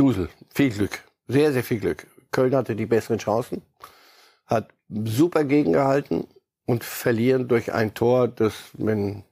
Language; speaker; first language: German; native; German